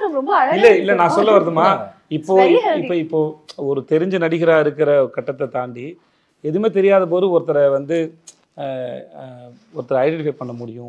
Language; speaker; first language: Tamil; native; Tamil